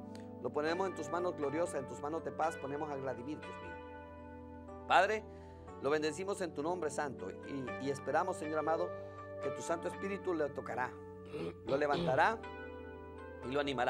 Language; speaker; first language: Spanish; native; Spanish